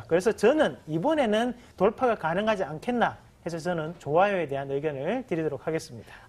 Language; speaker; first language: Korean; native; Korean